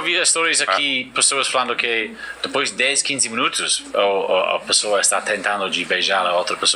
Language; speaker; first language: Portuguese; non-native, learner; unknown